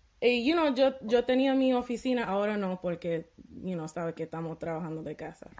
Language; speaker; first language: Spanish; early bilingual, heritage; Spanish